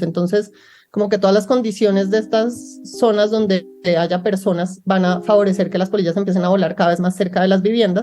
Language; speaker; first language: Spanish; native; Spanish